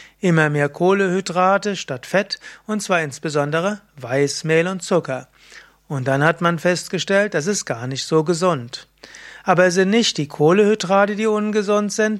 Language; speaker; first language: German; native; German